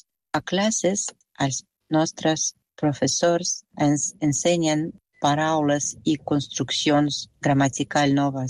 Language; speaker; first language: Catalan; non-native, learner; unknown